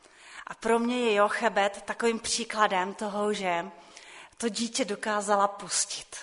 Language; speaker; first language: Czech; non-native, local second language; Polish